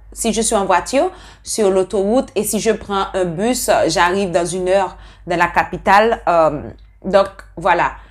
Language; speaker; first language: French; non-native, local second language; Haitian Creole